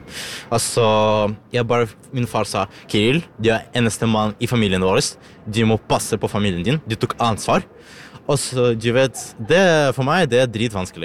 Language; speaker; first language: Norwegian; early bilingual, other home language; Ukrainian